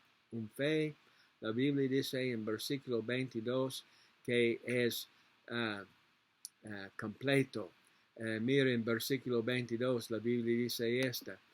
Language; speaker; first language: Spanish; non-native, learner; English